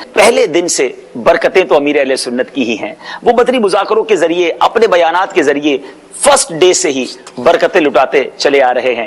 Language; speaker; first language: Urdu; native; Urdu